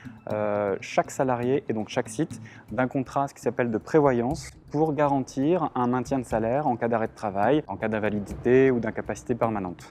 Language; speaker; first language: French; native; French